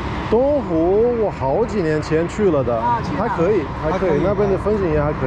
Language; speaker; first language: Chinese; non-native, fluent; English